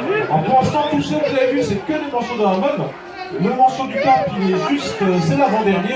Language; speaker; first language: French; native; French